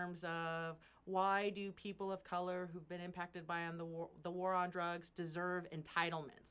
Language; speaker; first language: English; native; English